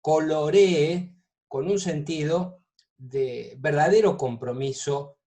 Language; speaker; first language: Spanish; native; Spanish